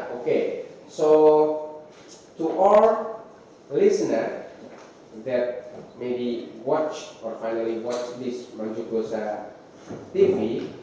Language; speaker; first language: English; non-native, fluent; Indonesian